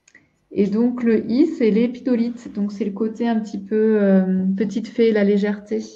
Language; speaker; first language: French; native; French